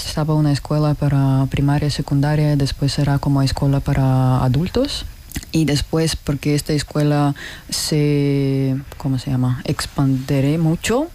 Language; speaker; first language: Spanish; non-native, learner; Russian